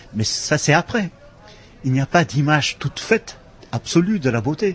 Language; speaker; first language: French; non-native, local second language; Dutch